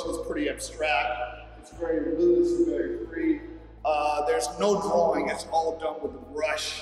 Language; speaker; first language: English; native; English